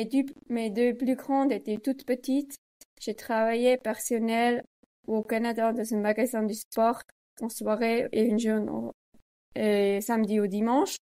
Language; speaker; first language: French; non-native, learner; Swiss German